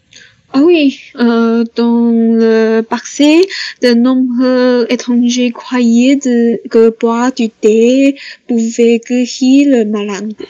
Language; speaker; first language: French; non-native, learner; Chinese